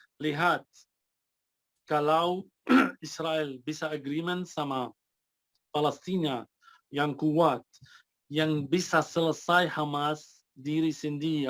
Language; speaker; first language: Indonesian; non-native, fluent; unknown